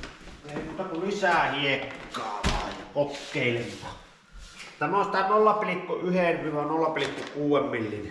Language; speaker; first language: Finnish; native; Finnish